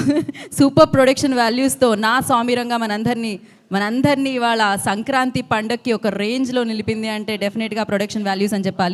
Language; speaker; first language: Telugu; native; Telugu